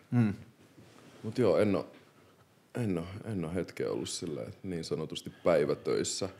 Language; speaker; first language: Finnish; early bilingual, other home language; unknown